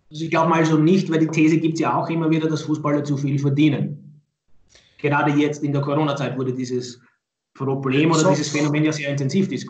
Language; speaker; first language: German; native; German